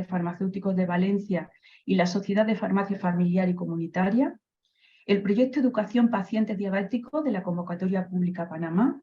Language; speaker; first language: Spanish; native; Spanish